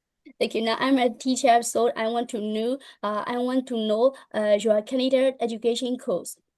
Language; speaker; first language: English; non-native, learner; Burmese